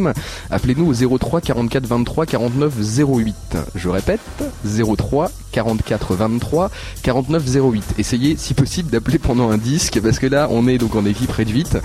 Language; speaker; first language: French; native; French